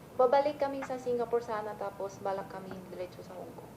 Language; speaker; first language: Filipino; non-native, learner; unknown